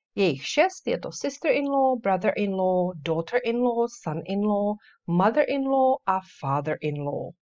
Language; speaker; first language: English; non-native, fluent; Czech